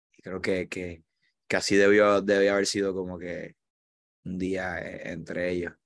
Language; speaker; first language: Spanish; native; Spanish